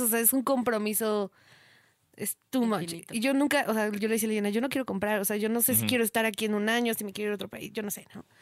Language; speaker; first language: Spanish; native; Spanish